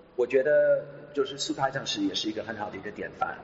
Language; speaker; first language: Chinese; non-native, fluent; English